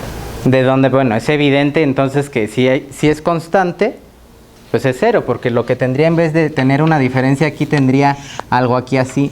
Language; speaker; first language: Spanish; native; Spanish